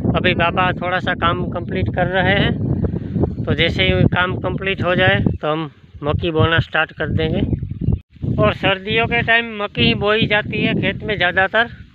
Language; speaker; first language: Hindi; non-native, local second language; Gujarati